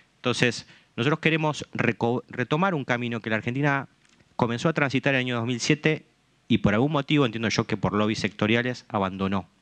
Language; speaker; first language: Spanish; native; Spanish